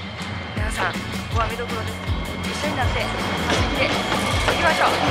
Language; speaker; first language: Japanese; native; Japanese